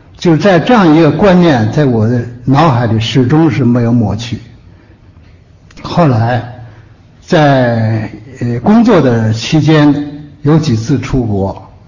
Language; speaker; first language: Chinese; native; Chinese